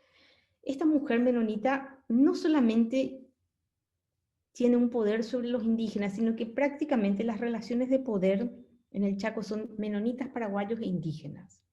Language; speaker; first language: Spanish; native; Spanish